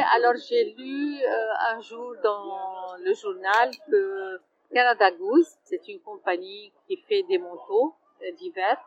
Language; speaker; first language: French; non-native, fluent; Arabic